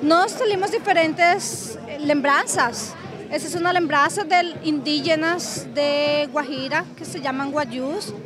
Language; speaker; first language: Portuguese; non-native, learner; Spanish